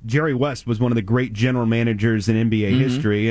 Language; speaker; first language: English; native; English